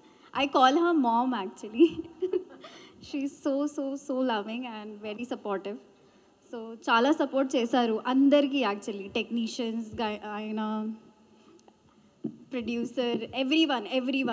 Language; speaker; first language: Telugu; non-native, local second language; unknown